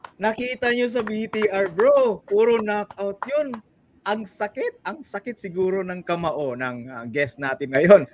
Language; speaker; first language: Filipino; non-native, local second language; Cebuano